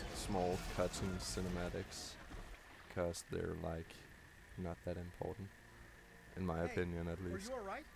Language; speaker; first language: English; non-native, fluent; Danish